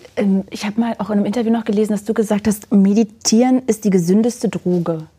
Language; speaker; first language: German; native; German